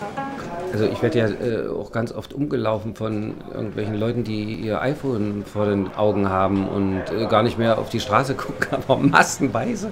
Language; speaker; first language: German; native; German